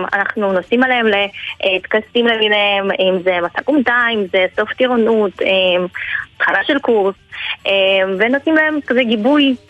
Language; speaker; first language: Hebrew; non-native, fluent; Ukrainian